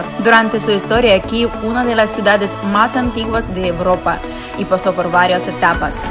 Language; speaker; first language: Spanish; non-native, fluent; Ukrainian